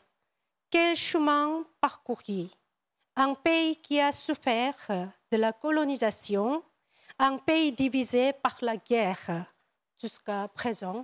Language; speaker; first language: French; non-native, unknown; Korean